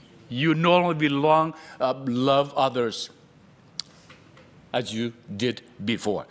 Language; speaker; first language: English; non-native, fluent; Vietnamese